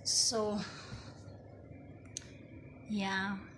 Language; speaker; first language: English; non-native, learner; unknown